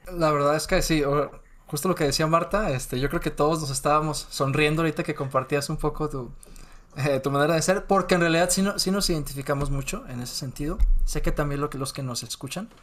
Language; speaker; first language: Spanish; native; Spanish